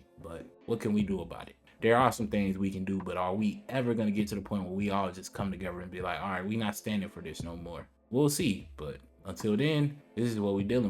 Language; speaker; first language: English; native; English